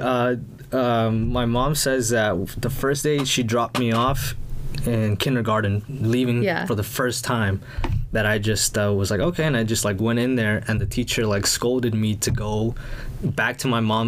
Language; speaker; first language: English; early bilingual, other home language; Spanish